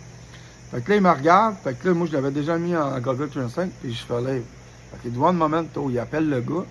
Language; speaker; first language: French; native; French